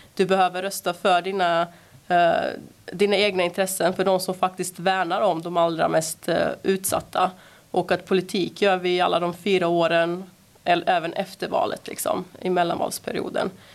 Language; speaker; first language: Swedish; early bilingual, other home language; Serbian